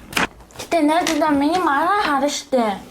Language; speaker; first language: Mongolian; early bilingual, heritage; Mongolian